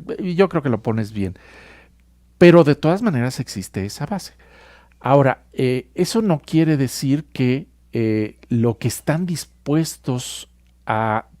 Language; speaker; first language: Spanish; native; Spanish